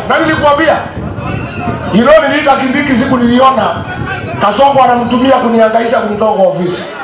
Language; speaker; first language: Swahili; non-native, local second language; Kikuyu